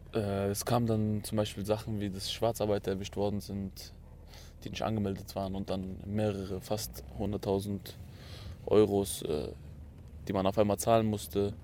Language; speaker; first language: German; early bilingual, other home language; Kurdish